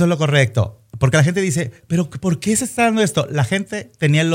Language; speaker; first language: Spanish; native; Spanish